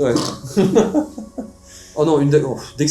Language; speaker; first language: French; native; French